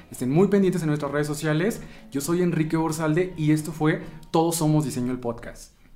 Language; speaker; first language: Spanish; native; Spanish